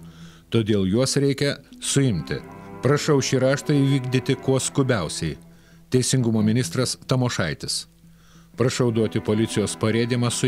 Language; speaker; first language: Lithuanian; native; Lithuanian